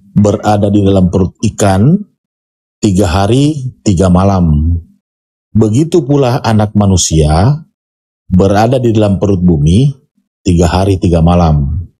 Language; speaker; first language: Indonesian; native; Indonesian